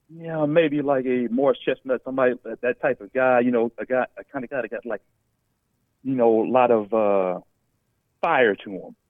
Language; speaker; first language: English; native; English